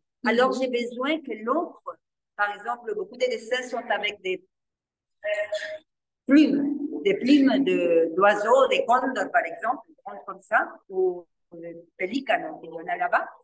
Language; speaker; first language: French; non-native, learner; Spanish